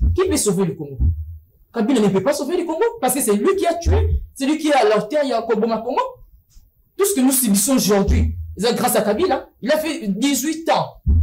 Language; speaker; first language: French; non-native, local second language; Lingala